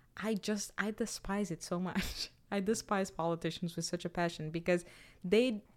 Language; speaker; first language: English; non-native, fluent; Portuguese